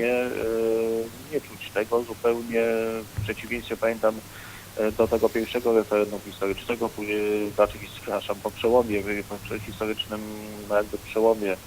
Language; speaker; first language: Polish; native; Polish